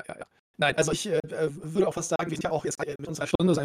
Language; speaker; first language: German; native; German